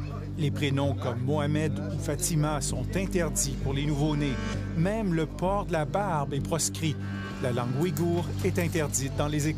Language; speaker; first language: French; native; French